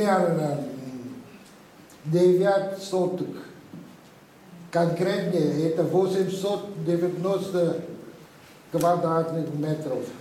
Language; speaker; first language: Russian; non-native, fluent; Vietnamese